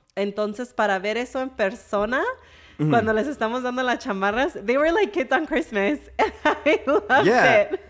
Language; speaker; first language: Spanish; early bilingual, heritage; English